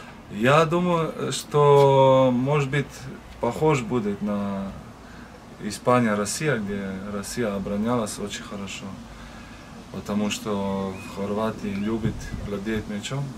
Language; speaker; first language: Russian; non-native, learner; Croatian